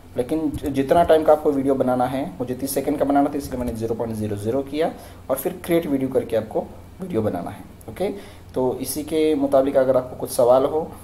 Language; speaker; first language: Hindi; non-native, local second language; Marathi